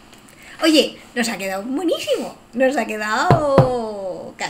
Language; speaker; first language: Spanish; native; Spanish